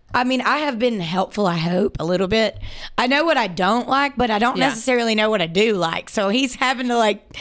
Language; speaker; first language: English; native; English